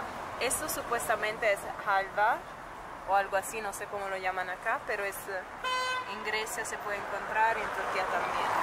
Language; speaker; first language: Spanish; non-native, fluent; Italian